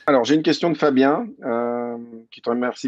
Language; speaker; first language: French; native; French